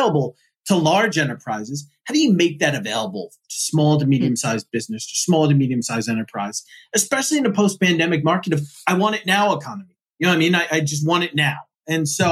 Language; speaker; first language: English; native; English